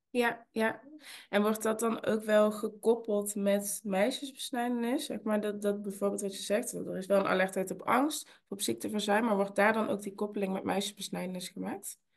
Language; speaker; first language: Dutch; native; Dutch